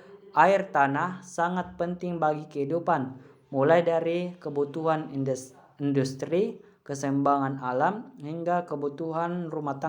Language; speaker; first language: Indonesian; native; Indonesian